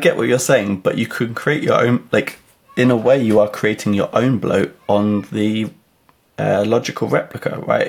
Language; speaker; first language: English; native; English